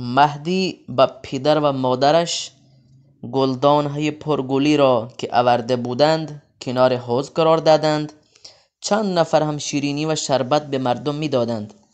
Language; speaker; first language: Persian; non-native, fluent; Urdu